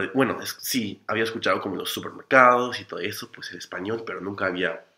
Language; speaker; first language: Spanish; non-native, fluent; English